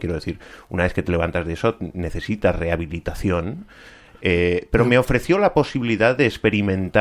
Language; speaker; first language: Spanish; native; Spanish